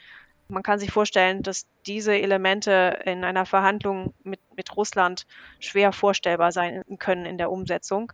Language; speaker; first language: German; native; German